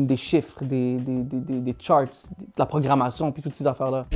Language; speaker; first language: French; native; French